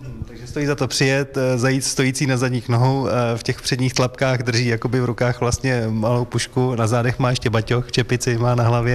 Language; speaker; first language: Czech; native; Czech